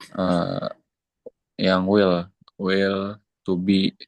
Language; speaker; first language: English; non-native, learner; Indonesian